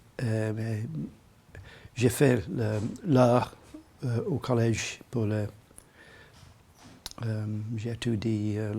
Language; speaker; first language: French; non-native, learner; English